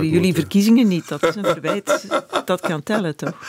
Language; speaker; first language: Dutch; native; Dutch